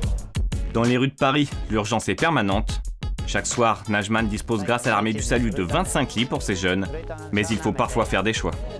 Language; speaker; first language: French; native; French